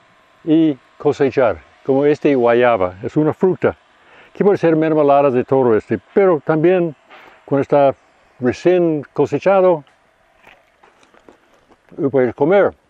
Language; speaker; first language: Spanish; non-native, fluent; English